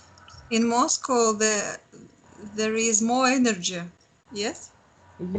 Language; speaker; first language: English; non-native, learner; Russian